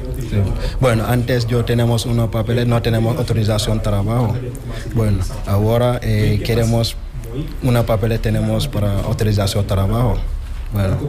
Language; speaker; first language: Spanish; non-native, learner; Wolof